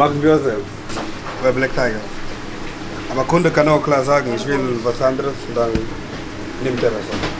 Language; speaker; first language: German; non-native, learner; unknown